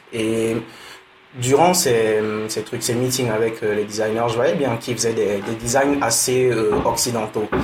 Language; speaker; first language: French; non-native, local second language; Dyula